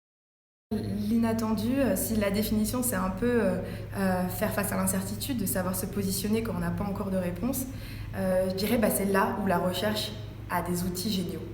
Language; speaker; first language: French; native; French